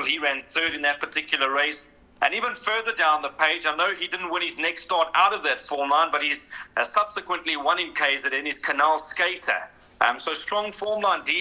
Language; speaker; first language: English; native; English